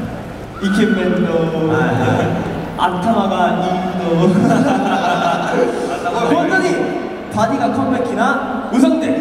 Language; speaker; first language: Japanese; non-native, learner; Korean